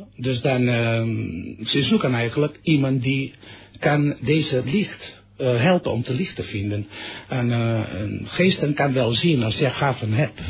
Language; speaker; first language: Dutch; non-native, fluent; Catalan